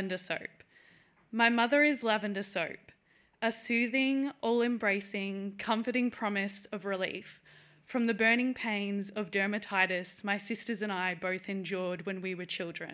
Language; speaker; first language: English; native; English